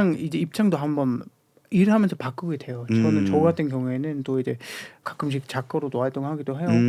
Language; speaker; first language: Korean; non-native, fluent; German